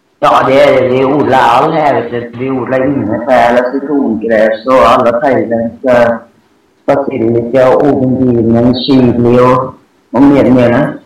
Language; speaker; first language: Swedish; non-native, fluent; Thai